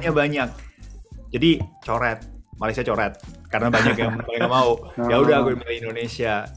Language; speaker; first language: Indonesian; non-native, fluent; Japanese